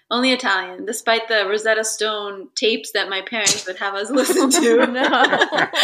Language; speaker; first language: English; early bilingual, other home language; Italian